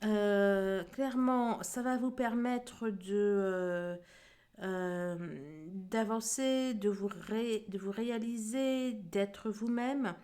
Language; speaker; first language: French; native; French